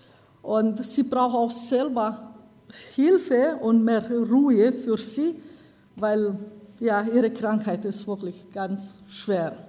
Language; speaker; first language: German; non-native, learner; Romanian